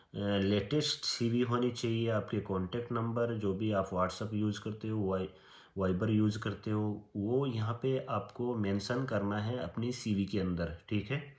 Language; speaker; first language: Hindi; native; Hindi